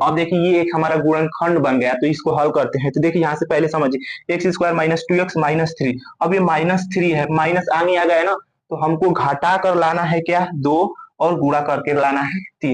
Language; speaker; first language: Hindi; native; Hindi